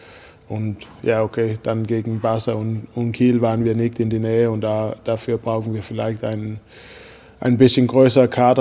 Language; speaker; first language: German; non-native, fluent; Danish